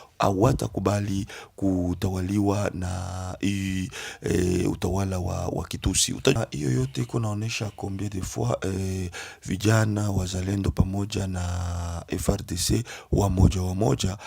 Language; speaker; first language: Swahili; native; Swahili